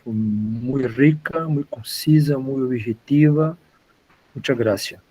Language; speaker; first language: Spanish; non-native, learner; Portuguese